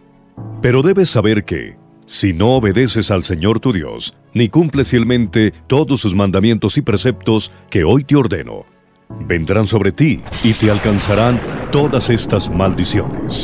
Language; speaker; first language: Spanish; native; Spanish